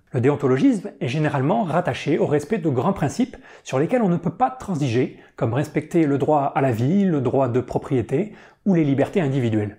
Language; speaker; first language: French; native; French